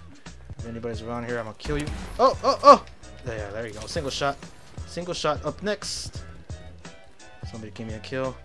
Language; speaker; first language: English; native; English